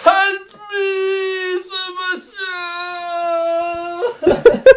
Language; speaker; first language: English; non-native, fluent; French